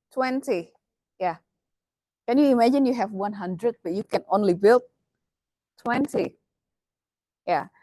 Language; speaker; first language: English; non-native, fluent; Indonesian